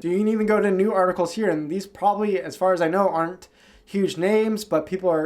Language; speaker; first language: English; native; English